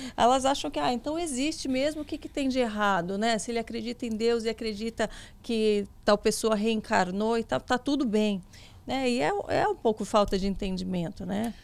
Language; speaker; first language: Portuguese; native; Portuguese